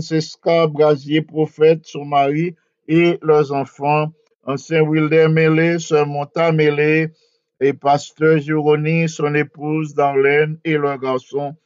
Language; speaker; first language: French; non-native, local second language; Haitian Creole